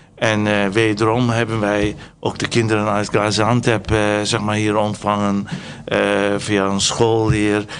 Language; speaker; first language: Dutch; non-native, fluent; Turkish